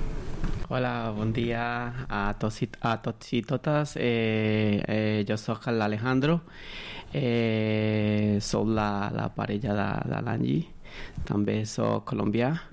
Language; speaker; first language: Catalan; non-native, learner; Spanish